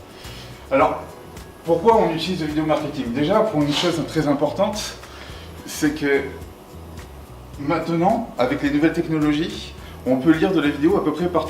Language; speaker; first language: French; native; French